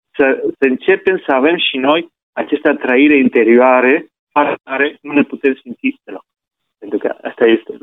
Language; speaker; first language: Romanian; non-native, fluent; Spanish